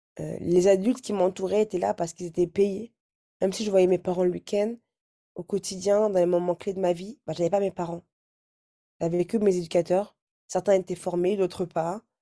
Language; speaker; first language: French; early bilingual, other home language; Arabic